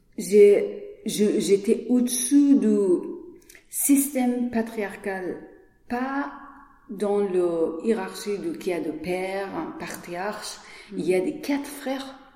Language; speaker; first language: French; non-native, learner; Persian